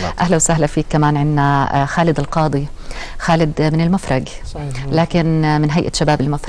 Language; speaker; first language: Arabic; native; Arabic